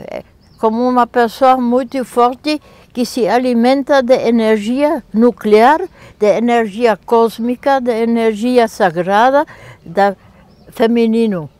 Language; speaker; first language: Portuguese; non-native, fluent; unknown